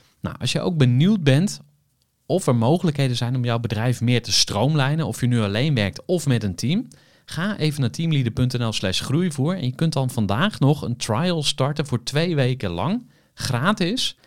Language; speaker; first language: Dutch; native; Dutch